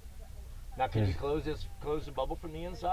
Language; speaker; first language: English; native; English